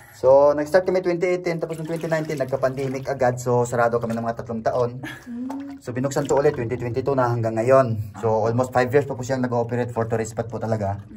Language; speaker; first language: Filipino; non-native, local second language; Cebuano